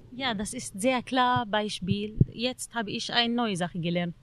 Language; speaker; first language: German; non-native, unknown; Arabic